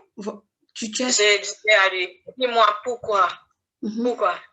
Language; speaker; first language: French; non-native, learner; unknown